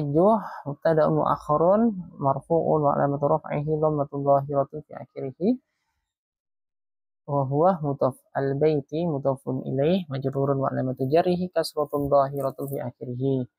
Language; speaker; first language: Arabic; non-native, fluent; Indonesian